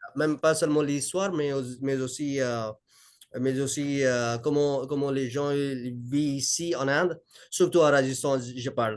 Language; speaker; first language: French; non-native, learner; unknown